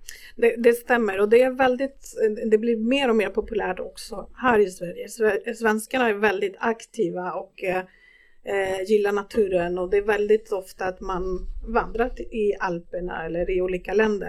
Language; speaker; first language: Swedish; non-native, fluent; Spanish